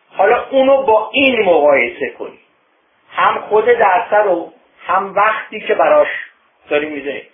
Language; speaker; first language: Persian; non-native, local second language; Azerbaijani